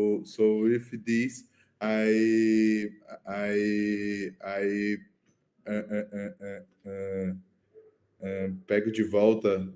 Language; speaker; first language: English; non-native, learner; Portuguese